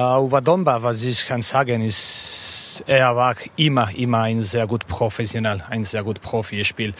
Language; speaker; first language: German; non-native, learner; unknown